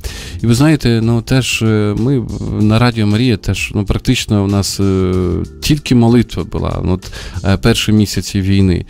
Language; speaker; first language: Ukrainian; native; Ukrainian